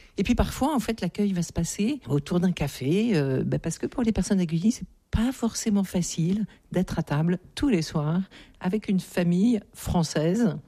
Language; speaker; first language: French; native; French